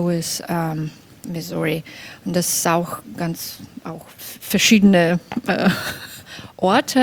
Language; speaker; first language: German; non-native, fluent; Belarusian